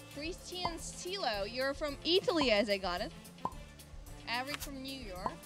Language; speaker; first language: English; non-native, fluent; Latvian